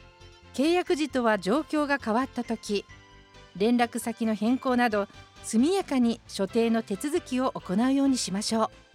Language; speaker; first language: Japanese; native; Japanese